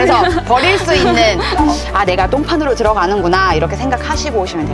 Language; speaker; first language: Korean; native; Korean